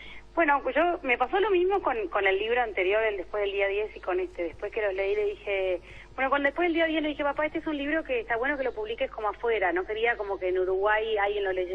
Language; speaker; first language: Spanish; native; Spanish